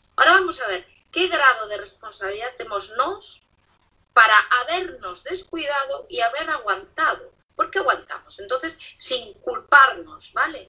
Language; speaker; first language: Spanish; non-native, local second language; Galician